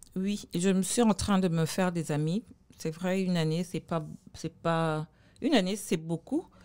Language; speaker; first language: French; non-native, local second language; Lingala